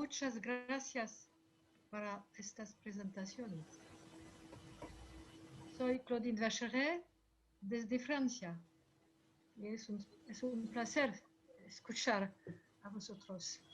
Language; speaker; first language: Spanish; non-native, fluent; French